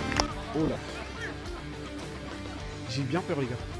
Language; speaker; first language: French; native; French